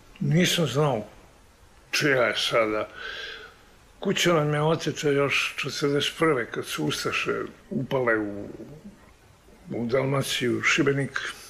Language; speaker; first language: Serbian; native; Serbian